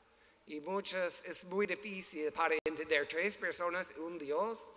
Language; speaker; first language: Spanish; non-native, learner; English